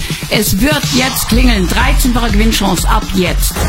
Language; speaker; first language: German; native; German